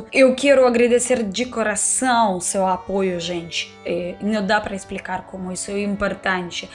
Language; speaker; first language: Portuguese; non-native, fluent; Russian